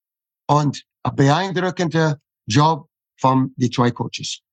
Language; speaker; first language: German; non-native, fluent; English